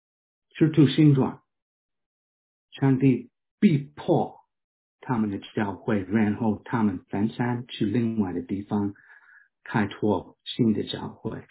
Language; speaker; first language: Chinese; non-native, fluent; English